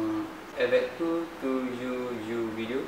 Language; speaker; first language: French; non-native, learner; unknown